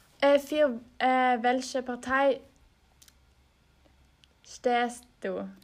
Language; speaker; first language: German; non-native, learner; English